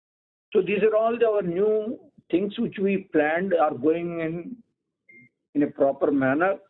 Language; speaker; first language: English; non-native, local second language; Telugu